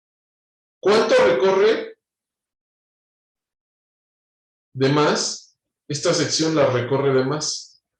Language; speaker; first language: Spanish; native; Spanish